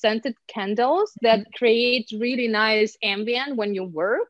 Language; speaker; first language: English; non-native, fluent; Ukrainian